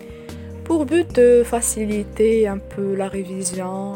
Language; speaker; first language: French; non-native, local second language; Arabic